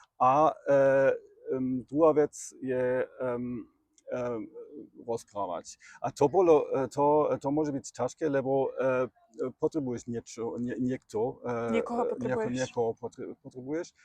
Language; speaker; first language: Slovak; non-native, learner; German